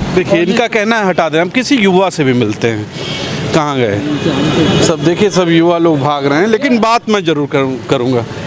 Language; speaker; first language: Hindi; native; Hindi